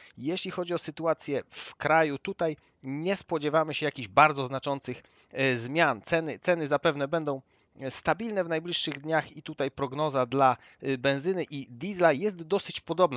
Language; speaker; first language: Polish; native; Polish